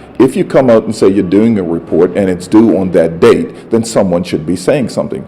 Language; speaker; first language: English; native; English